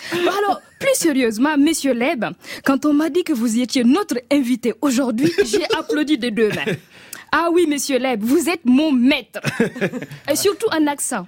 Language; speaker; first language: French; non-native, local second language; Mossi